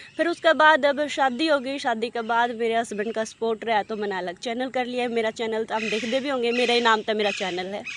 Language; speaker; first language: Hindi; native; Hindi